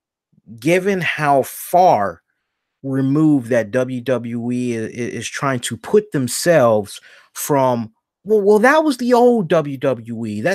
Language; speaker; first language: English; native; English